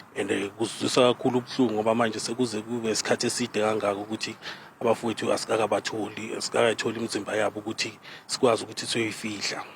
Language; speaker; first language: Zulu; native; Zulu